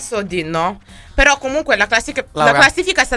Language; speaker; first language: Italian; native; Italian